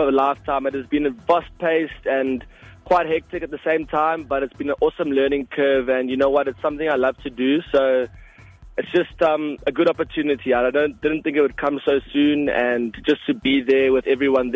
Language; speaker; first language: English; non-native, local second language; Afrikaans